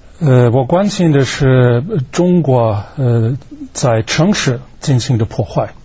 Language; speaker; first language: Chinese; non-native, fluent; German